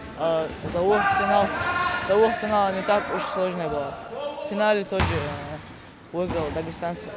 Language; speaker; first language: Russian; non-native, local second language; Ingush